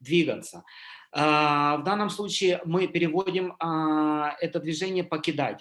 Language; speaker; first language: Russian; native; Russian